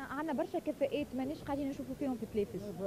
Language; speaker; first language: Arabic; native; Arabic